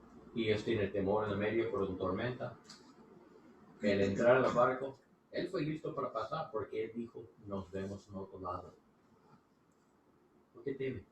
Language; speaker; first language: Spanish; non-native, learner; English